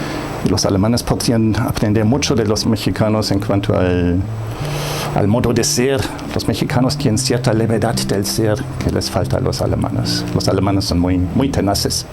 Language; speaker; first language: Spanish; non-native, fluent; German